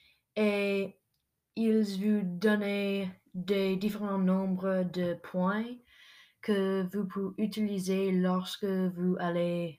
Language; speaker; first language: French; non-native, local second language; English